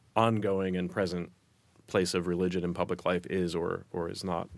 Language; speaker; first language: English; native; English